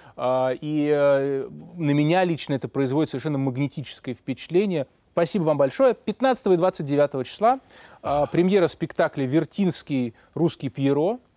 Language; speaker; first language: Russian; native; Russian